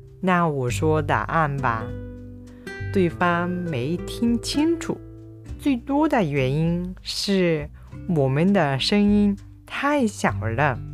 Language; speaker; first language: Chinese; non-native, fluent; Japanese